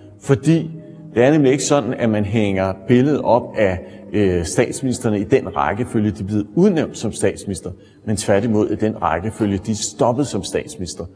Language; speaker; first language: Danish; native; Danish